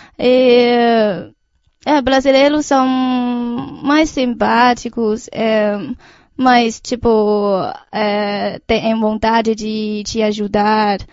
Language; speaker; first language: Portuguese; non-native, fluent; Chinese